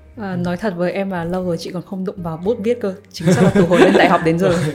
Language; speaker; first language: Vietnamese; native; Vietnamese